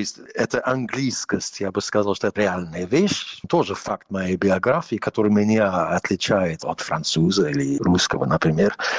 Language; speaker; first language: Russian; non-native, fluent; English